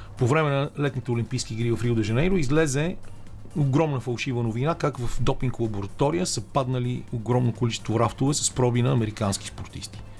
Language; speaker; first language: Bulgarian; native; Bulgarian